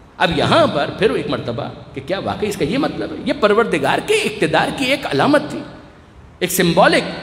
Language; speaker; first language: Urdu; non-native, local second language; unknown